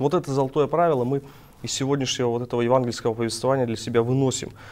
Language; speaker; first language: Russian; native; Russian